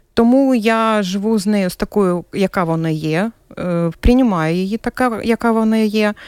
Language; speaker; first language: Ukrainian; native; Ukrainian